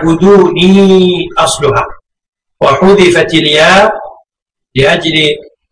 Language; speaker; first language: Arabic; native; Arabic